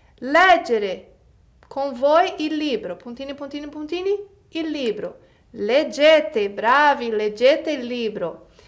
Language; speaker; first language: Italian; non-native, fluent; Portuguese